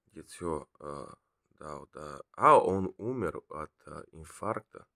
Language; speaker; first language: Russian; non-native, learner; Bulgarian